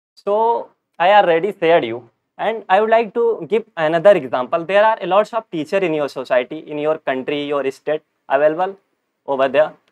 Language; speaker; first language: English; non-native, local second language; Hindi